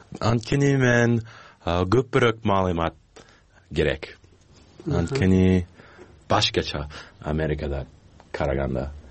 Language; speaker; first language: Kyrgyz; non-native, learner; English